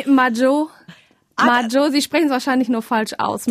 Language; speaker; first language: German; native; German